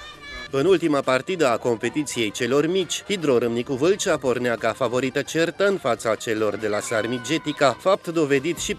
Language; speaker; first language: Romanian; native; Romanian